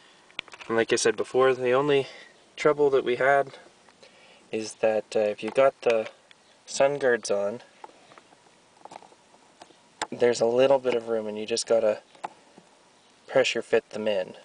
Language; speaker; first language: English; native; English